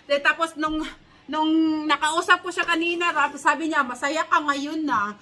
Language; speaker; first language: Filipino; non-native, local second language; Cebuano